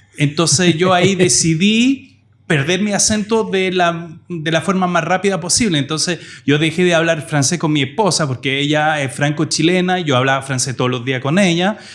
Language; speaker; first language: Spanish; non-native, fluent; French